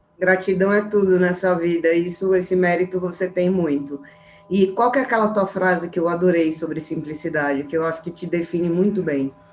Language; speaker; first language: Portuguese; native; Portuguese